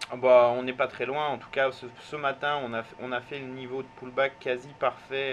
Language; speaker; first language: French; native; French